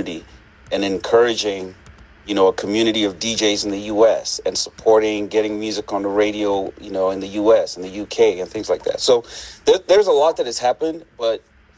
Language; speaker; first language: English; non-native, local second language; Yoruba